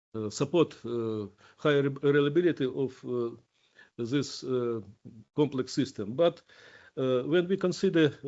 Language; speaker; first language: English; non-native, learner; Ukrainian